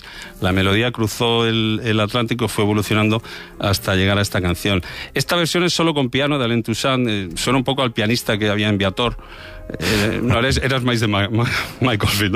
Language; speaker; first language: Spanish; native; Spanish